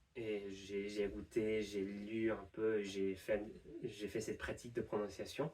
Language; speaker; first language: French; non-native, fluent; English